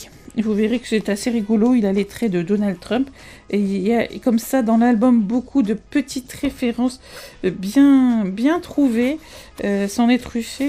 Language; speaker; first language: French; native; French